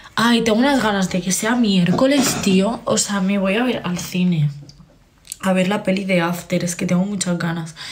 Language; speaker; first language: Spanish; native; Spanish